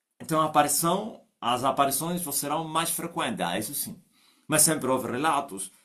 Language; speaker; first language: Portuguese; non-native, local second language; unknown